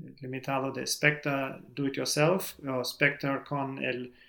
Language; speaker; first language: Spanish; non-native, learner; German